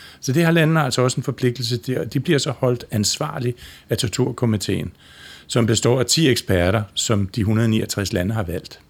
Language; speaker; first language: Danish; native; Danish